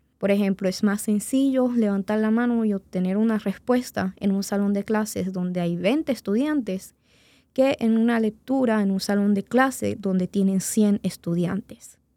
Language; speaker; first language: Spanish; native; Spanish